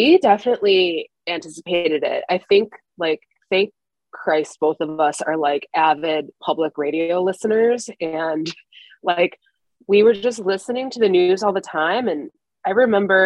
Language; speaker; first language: English; native; English